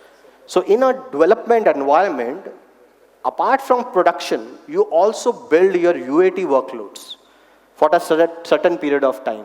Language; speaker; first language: English; non-native, local second language; Hindi